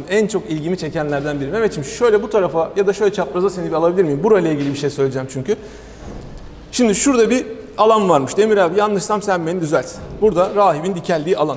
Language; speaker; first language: Turkish; native; Turkish